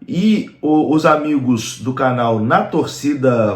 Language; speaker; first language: Portuguese; native; Portuguese